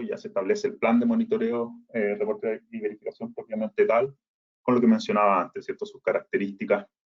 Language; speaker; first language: Spanish; native; Spanish